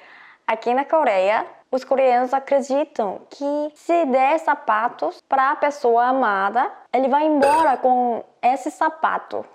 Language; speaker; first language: Portuguese; non-native, fluent; Korean